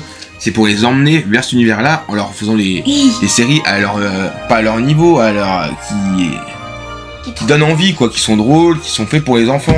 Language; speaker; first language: French; native; French